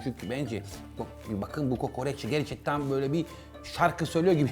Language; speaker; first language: Turkish; non-native, learner; Italian